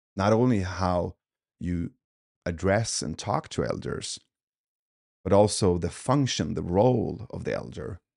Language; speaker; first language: English; early bilingual, other home language; Swedish